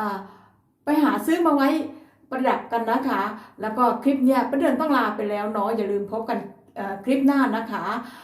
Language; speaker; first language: Thai; native; Thai